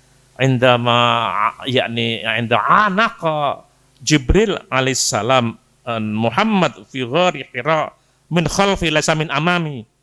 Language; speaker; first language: Arabic; non-native, fluent; Indonesian